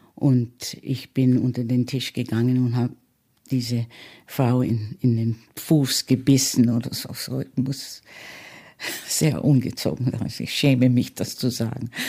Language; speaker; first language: German; early bilingual, heritage; German